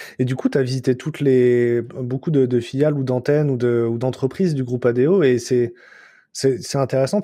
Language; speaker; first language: French; native; French